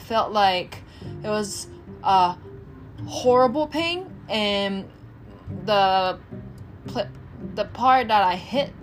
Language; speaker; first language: English; non-native, fluent; Japanese